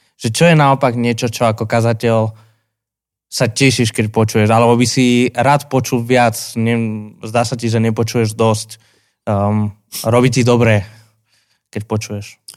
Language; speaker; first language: Slovak; native; Slovak